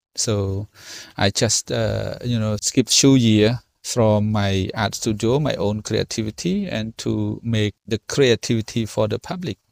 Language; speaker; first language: English; non-native, learner; Khmer